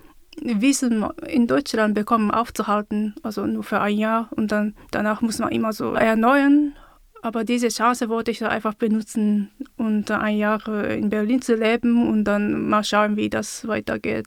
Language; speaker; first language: German; non-native, fluent; Japanese